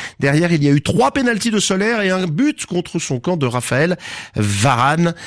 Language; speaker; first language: French; native; French